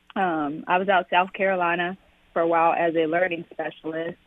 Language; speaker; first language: English; native; English